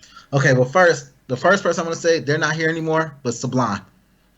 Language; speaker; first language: English; native; English